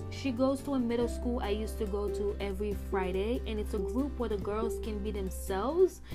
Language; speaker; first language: English; early bilingual, other home language; Haitian Creole